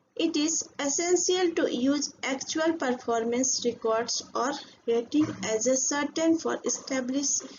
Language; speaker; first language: English; non-native, local second language; Hindi